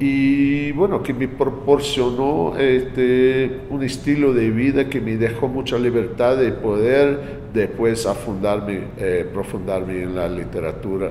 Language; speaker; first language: Spanish; non-native, fluent; English